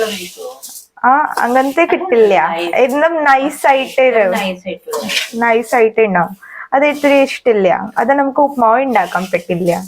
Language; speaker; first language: Malayalam; non-native, learner; Kannada